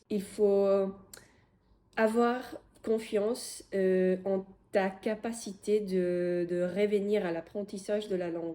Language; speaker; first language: French; non-native, fluent; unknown